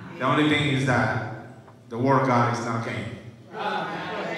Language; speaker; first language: English; non-native, learner; Spanish